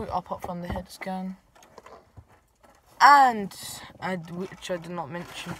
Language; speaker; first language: English; native; English